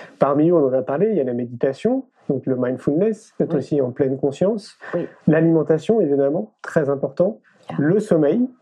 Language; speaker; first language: French; native; French